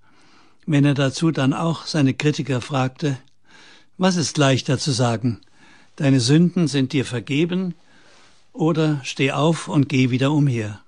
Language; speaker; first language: German; native; German